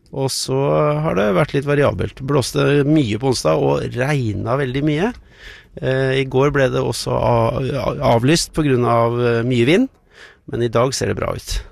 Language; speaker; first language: Norwegian; native; Norwegian